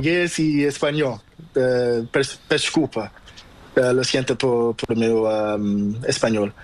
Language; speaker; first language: Spanish; non-native, learner; Portuguese